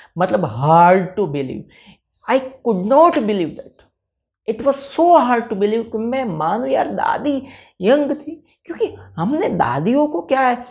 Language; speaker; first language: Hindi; non-native, local second language; Gujarati